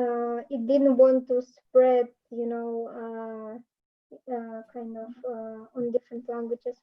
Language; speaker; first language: English; non-native, learner; Russian